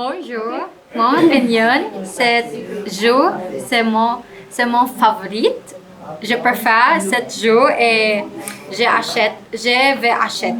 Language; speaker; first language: French; non-native, learner; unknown